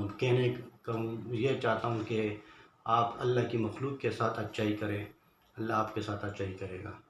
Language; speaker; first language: Urdu; non-native, local second language; Pashto